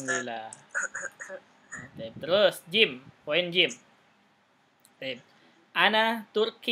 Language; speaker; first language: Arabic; non-native, fluent; Indonesian